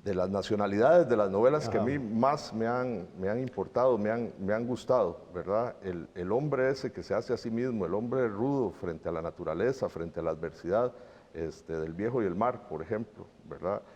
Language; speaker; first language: Spanish; native; Spanish